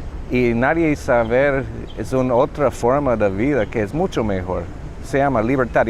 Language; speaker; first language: Spanish; non-native, learner; English